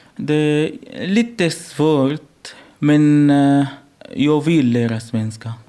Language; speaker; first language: Swedish; non-native, learner; Arabic